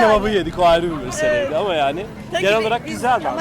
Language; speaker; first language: Turkish; native; Turkish